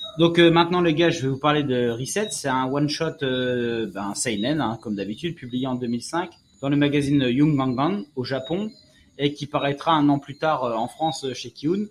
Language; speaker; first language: French; native; French